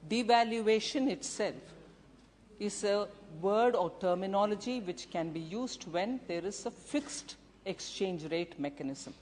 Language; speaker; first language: English; non-native, local second language; Tamil